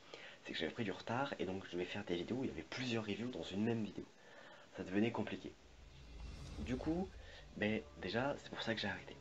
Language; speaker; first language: French; native; French